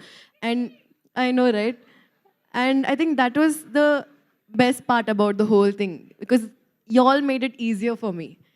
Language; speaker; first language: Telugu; non-native, local second language; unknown